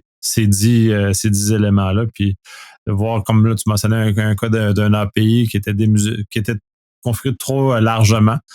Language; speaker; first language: French; native; French